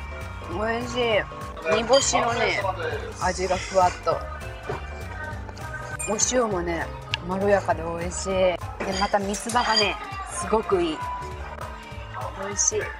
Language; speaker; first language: Japanese; native; Japanese